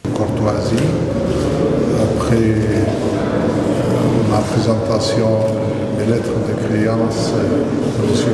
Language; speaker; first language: French; non-native, local second language; Arabic